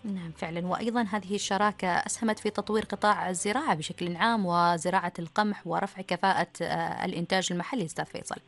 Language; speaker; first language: Arabic; native; Arabic